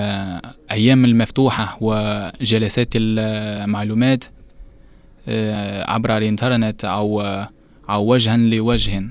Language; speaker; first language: Arabic; non-native, learner; Chinese